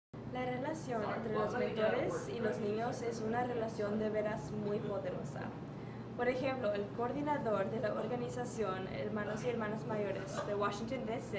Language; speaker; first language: Spanish; non-native, fluent; English